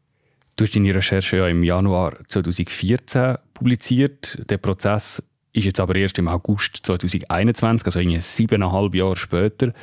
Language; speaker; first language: German; native; German